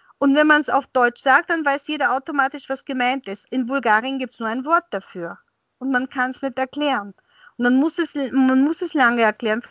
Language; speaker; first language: German; early bilingual, other home language; Bulgarian